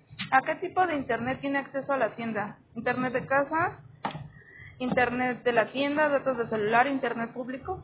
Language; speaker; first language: Spanish; native; Spanish